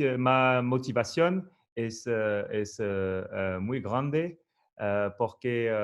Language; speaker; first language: Spanish; non-native, learner; French